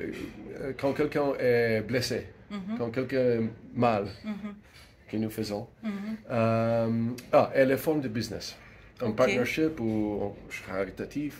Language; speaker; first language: French; non-native, learner; English